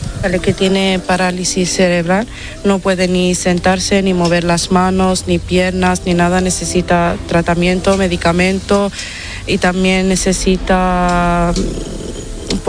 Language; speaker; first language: Spanish; non-native, fluent; Italian